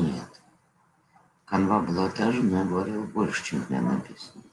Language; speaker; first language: Russian; native; Russian